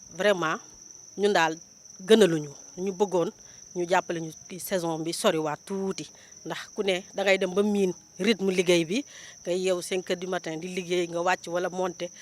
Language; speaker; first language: Wolof; non-native, local second language; Jola-Fonyi